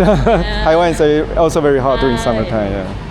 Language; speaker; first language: English; non-native, learner; Chinese